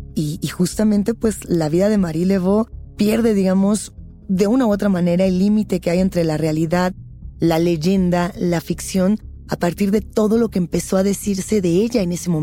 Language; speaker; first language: Spanish; native; Spanish